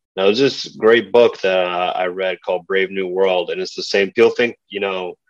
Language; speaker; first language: English; early bilingual, other home language; Spanish